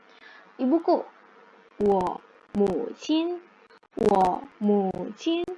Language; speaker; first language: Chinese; non-native, fluent; Indonesian